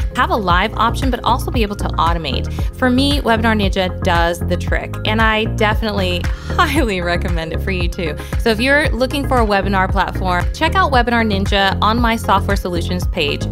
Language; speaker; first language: English; early bilingual, other home language; Norwegian